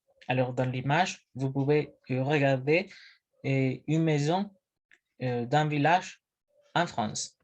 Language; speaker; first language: French; non-native, learner; Spanish